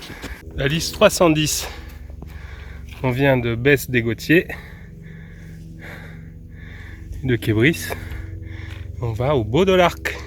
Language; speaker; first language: French; native; French